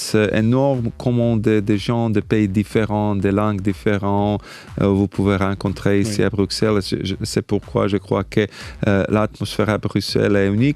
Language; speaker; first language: French; non-native, fluent; Slovak